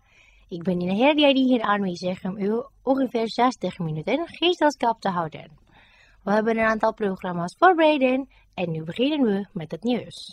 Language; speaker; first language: Dutch; non-native, fluent; Indonesian